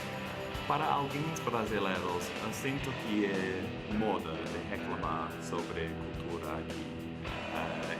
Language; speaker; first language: Portuguese; non-native, fluent; English